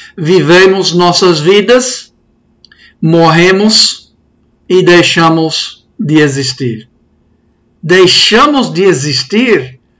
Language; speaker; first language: Portuguese; non-native, fluent; English